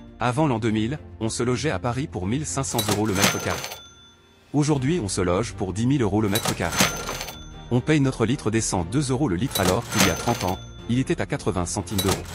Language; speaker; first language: French; native; French